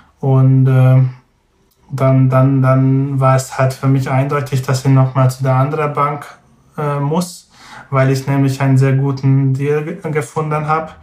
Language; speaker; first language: German; non-native, fluent; Hungarian